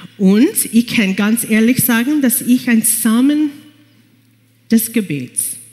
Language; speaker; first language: German; non-native, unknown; English